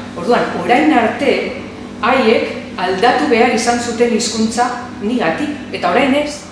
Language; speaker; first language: Basque; non-native, local second language; Spanish